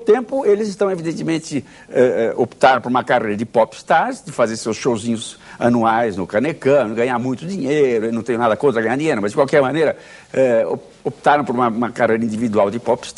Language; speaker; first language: Portuguese; native; Portuguese